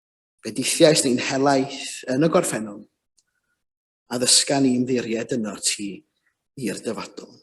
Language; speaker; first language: Welsh; native; Welsh